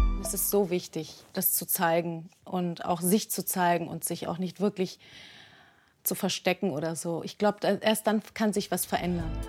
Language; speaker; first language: German; early bilingual, other home language; Turkish